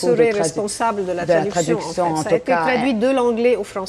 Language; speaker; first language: French; non-native, local second language; Arabic